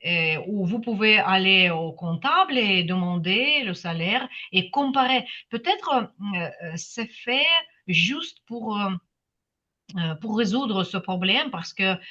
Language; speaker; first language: French; non-native, fluent; Ukrainian